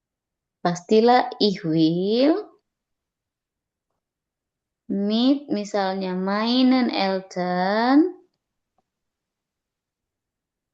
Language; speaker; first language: German; non-native, learner; Indonesian